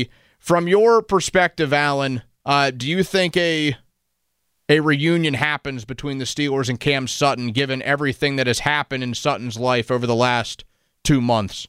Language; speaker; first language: English; native; English